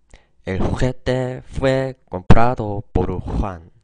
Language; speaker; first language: Spanish; non-native, fluent; Korean